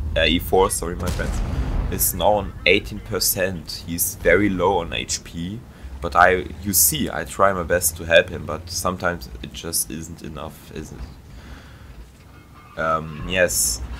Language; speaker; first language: English; non-native, fluent; German